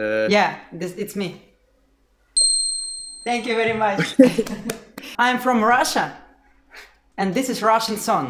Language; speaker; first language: English; non-native, learner; Russian